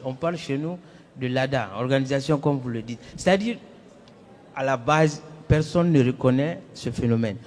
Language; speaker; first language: French; non-native, local second language; Soninke